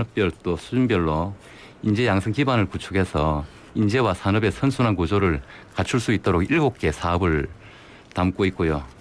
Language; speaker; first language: Korean; native; Korean